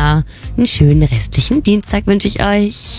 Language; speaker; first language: German; native; German